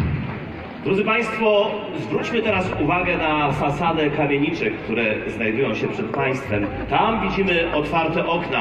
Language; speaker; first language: Polish; native; Polish